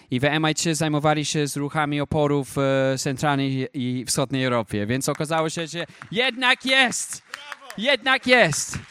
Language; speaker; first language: Polish; non-native, fluent; English